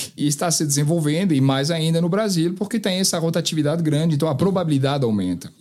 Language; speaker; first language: Portuguese; non-native, fluent; French